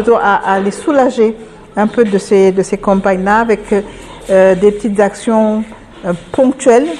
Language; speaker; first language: French; non-native, local second language; Wolof